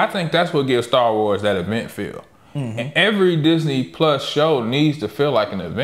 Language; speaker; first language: English; native; English